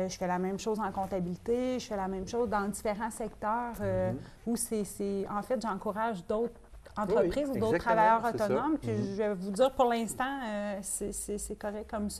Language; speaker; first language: French; native; French